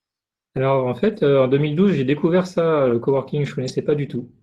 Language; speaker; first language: French; native; French